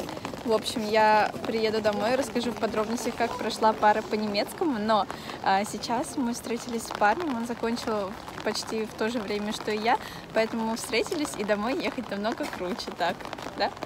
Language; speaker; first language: Russian; native; Russian